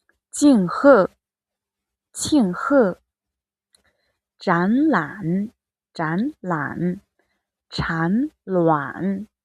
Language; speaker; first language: Chinese; non-native, fluent; Mongolian